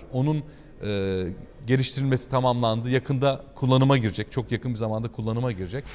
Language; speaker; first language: Turkish; native; Turkish